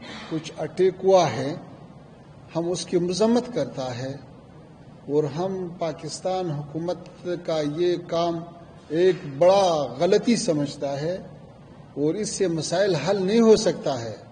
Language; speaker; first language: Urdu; non-native, fluent; Pashto